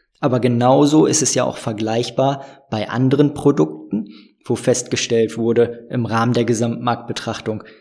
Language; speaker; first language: German; native; German